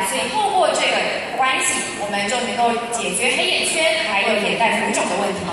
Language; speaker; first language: Chinese; native; Chinese